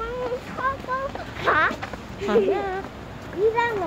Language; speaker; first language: Korean; early bilingual, other home language; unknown